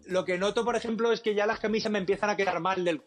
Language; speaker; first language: Spanish; native; Spanish